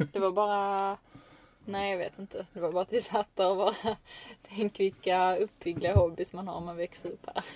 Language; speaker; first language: Swedish; native; Swedish